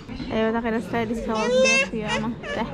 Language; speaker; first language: Turkish; non-native, learner; Indonesian